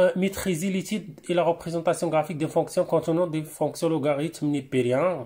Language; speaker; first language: French; non-native, local second language; Arabic